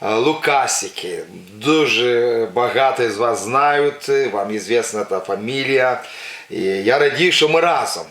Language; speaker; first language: Ukrainian; non-native, local second language; Russian